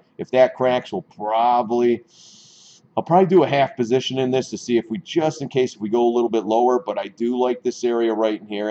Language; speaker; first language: English; native; English